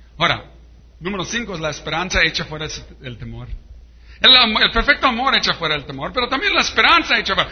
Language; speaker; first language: Spanish; early bilingual, heritage; Spanish